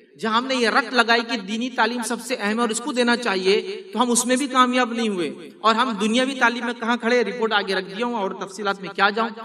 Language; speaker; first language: Urdu; native; Urdu